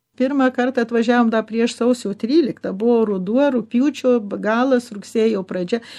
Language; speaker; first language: Lithuanian; early bilingual, heritage; Lithuanian